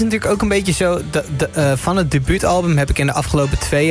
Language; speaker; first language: Dutch; native; Dutch